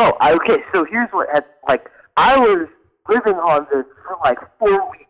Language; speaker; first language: English; native; English